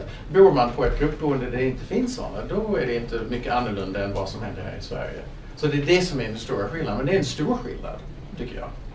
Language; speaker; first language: Swedish; non-native, fluent; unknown